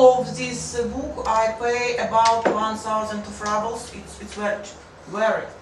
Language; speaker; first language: English; non-native, learner; Russian